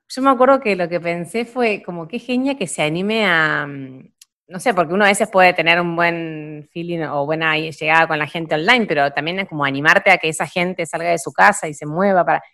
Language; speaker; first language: Spanish; native; Spanish